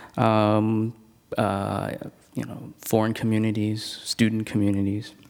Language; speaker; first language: English; non-native, local second language; Cantonese